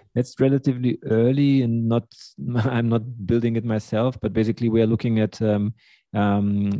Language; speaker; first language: English; early bilingual, other home language; Russian